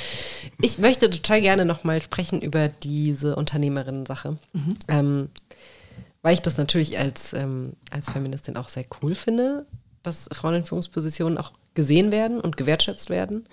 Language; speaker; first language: German; native; German